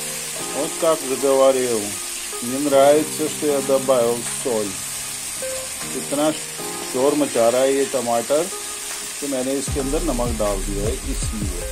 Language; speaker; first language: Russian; non-native, fluent; Hindi